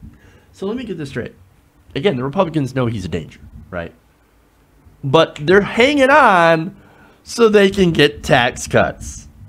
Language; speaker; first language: English; native; English